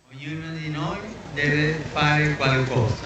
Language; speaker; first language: Italian; early bilingual, heritage; Spanish